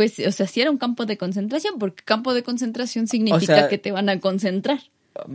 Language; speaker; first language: Spanish; native; Spanish